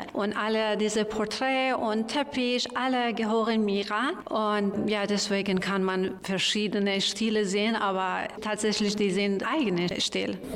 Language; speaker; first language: German; non-native, fluent; Persian